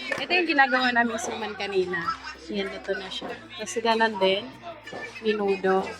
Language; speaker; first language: Filipino; non-native, local second language; Bikol